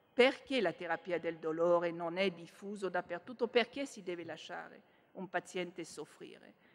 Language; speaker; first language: Italian; non-native, fluent; French